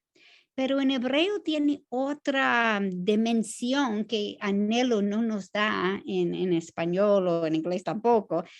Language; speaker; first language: Spanish; non-native, fluent; English